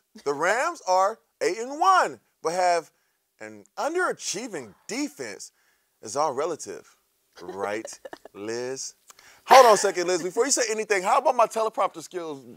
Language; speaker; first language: English; native; English